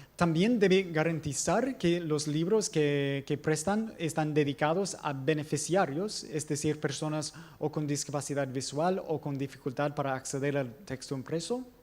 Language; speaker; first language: Spanish; non-native, fluent; English